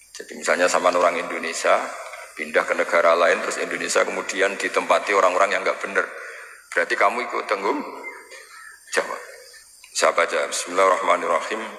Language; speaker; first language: Indonesian; non-native, local second language; Javanese